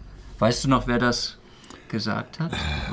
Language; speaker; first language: German; native; German